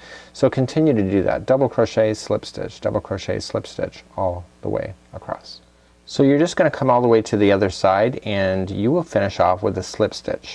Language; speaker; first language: English; native; English